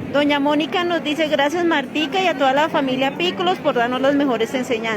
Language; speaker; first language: Spanish; native; Spanish